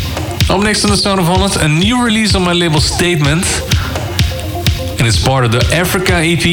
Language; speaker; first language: English; non-native, fluent; Dutch